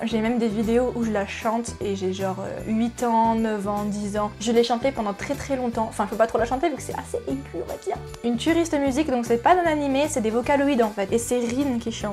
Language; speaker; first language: French; native; French